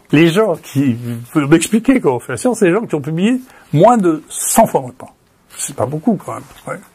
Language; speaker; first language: French; native; French